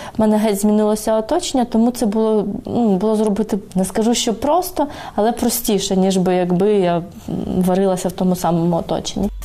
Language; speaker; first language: Ukrainian; native; Ukrainian